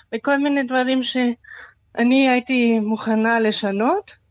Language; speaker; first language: Hebrew; non-native, fluent; German